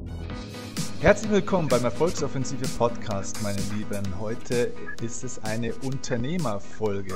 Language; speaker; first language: German; native; German